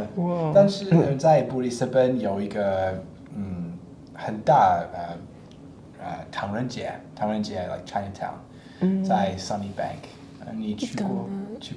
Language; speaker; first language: Chinese; non-native, learner; English